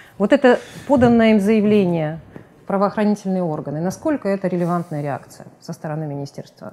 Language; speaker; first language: Russian; native; Russian